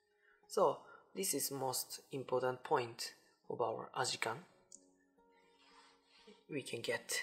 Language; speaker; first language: English; non-native, learner; Japanese